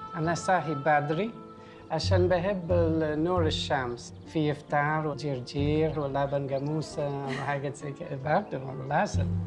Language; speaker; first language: Arabic; non-native, learner; English